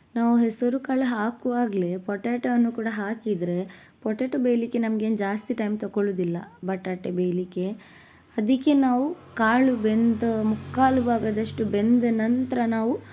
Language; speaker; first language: Kannada; non-native, local second language; Tulu